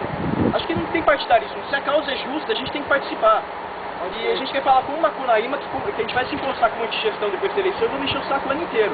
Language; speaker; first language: Portuguese; native; Portuguese